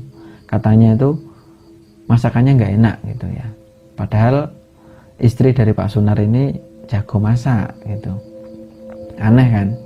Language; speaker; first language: Indonesian; native; Indonesian